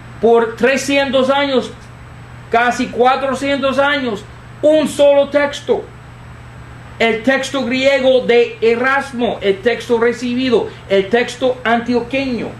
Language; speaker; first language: Spanish; non-native, fluent; English